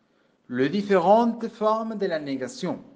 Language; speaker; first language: French; non-native, fluent; Spanish